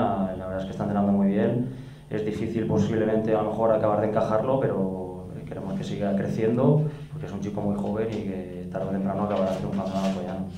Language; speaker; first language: Spanish; native; Spanish